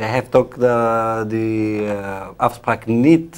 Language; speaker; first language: Dutch; non-native, learner; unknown